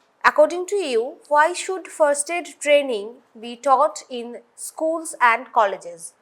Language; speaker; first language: English; non-native, local second language; Bangla